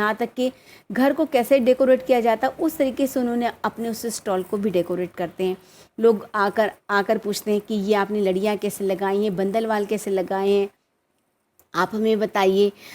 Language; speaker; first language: Hindi; native; Hindi